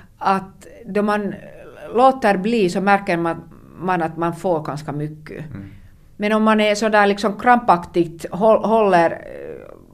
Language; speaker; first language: Swedish; non-native, local second language; Finnish